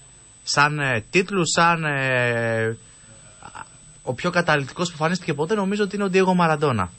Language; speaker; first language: Greek; native; Greek